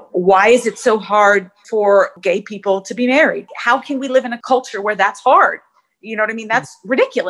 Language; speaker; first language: English; native; English